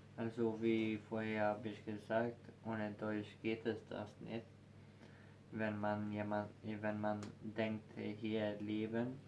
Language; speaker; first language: German; non-native, learner; Albanian